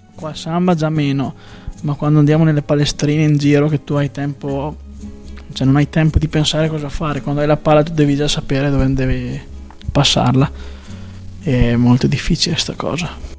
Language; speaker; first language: Italian; native; Italian